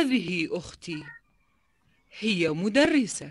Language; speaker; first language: Arabic; non-native, learner; Indonesian